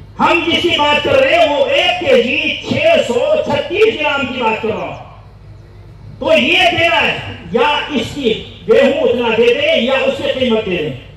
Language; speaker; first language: Urdu; native; Urdu